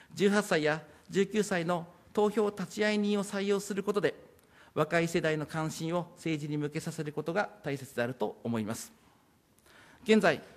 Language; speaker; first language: Japanese; native; Japanese